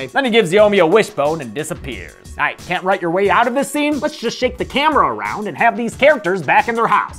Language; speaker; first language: English; native; English